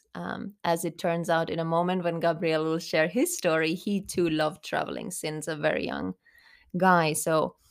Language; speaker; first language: English; non-native, fluent; Finnish